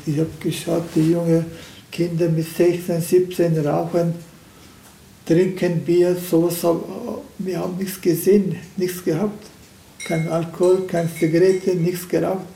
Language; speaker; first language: German; non-native, learner; Turkish